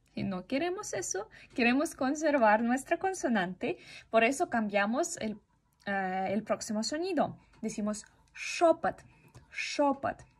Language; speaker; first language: Spanish; non-native, fluent; Russian